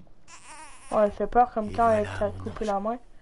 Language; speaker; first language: French; native; French